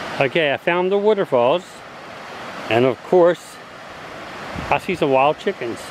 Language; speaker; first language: English; native; English